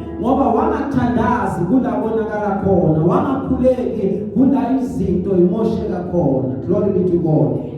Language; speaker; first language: Zulu; native; Zulu